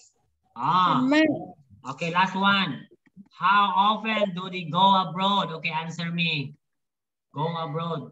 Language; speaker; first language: English; non-native, fluent; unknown